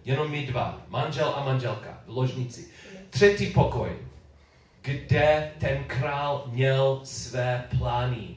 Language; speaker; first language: Czech; non-native, learner; English